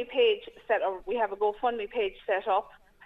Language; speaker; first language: English; native; English